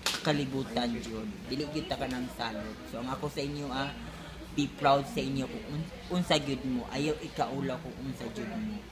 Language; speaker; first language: Cebuano; non-native, local second language; Maranao